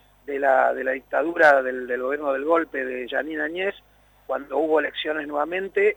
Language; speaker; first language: Spanish; native; Spanish